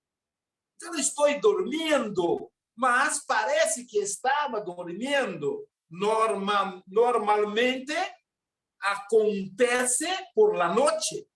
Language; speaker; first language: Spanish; non-native, learner; Portuguese